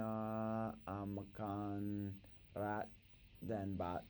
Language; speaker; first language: Indonesian; non-native, learner; English